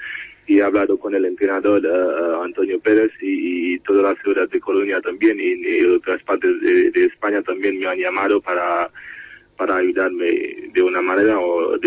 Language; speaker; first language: Spanish; non-native, fluent; Haitian Creole